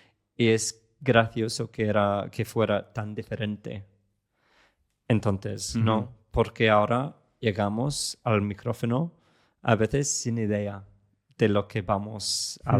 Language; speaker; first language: Spanish; non-native, fluent; English